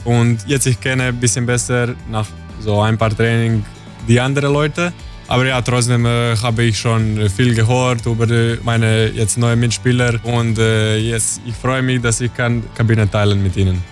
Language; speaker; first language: German; non-native, learner; Croatian